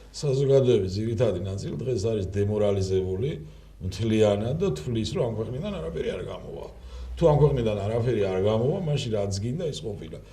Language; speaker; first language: Georgian; native; Georgian